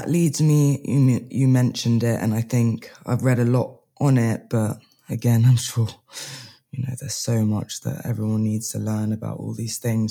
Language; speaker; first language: English; native; English